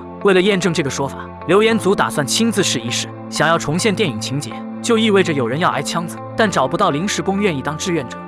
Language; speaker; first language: Chinese; native; Chinese